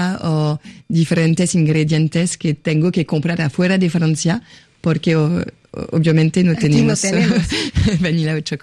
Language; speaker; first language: Spanish; non-native, fluent; French